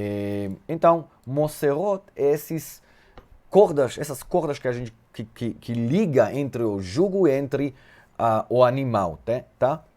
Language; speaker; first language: Portuguese; non-native, fluent; Hebrew